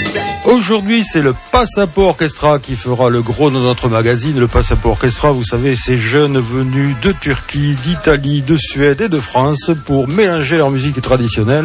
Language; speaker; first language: French; native; French